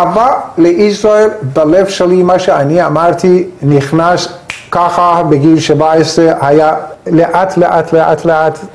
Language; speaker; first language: Hebrew; non-native, learner; Persian